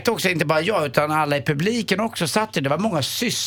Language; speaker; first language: Swedish; native; Swedish